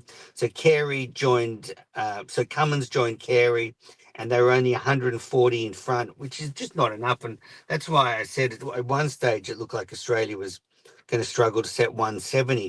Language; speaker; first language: English; native; English